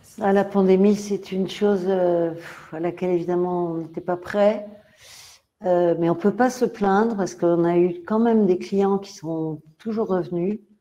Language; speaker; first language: French; native; French